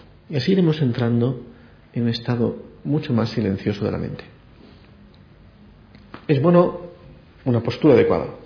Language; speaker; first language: Spanish; native; Spanish